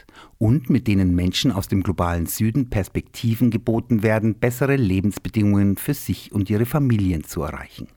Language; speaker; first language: German; native; German